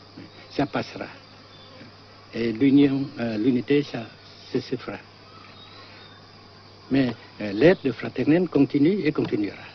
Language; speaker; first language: French; non-native, local second language; Vietnamese